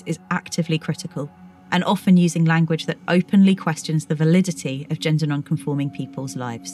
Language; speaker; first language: English; native; English